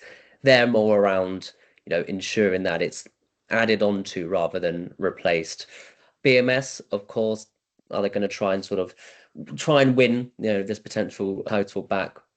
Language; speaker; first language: English; native; English